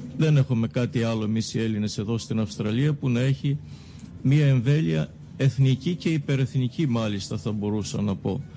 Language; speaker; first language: Greek; native; Greek